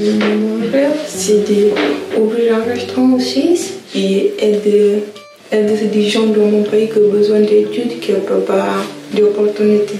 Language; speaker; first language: French; non-native, learner; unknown